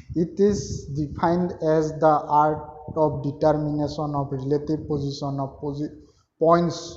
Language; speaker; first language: English; non-native, local second language; Assamese